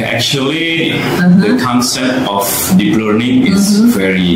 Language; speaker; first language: English; non-native, learner; Indonesian